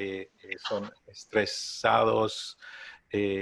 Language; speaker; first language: Spanish; non-native, learner; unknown